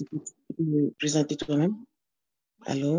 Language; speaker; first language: French; non-native, learner; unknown